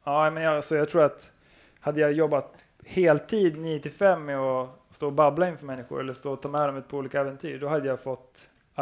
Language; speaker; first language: Swedish; native; Swedish